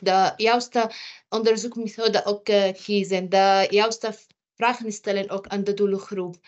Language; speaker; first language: Dutch; non-native, fluent; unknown